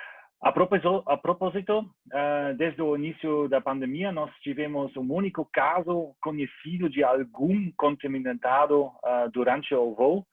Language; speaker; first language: Portuguese; non-native, learner; German